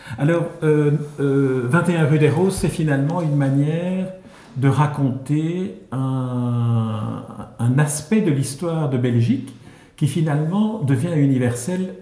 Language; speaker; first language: French; native; French